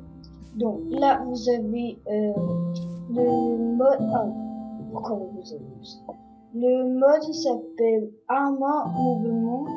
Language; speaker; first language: French; non-native, learner; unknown